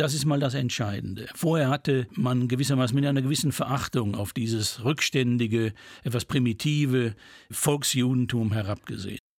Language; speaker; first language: German; native; German